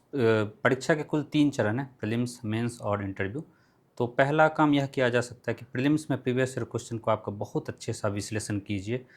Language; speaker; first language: Hindi; non-native, local second language; Maithili